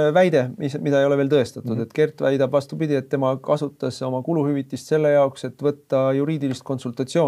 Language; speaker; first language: Estonian; native; Estonian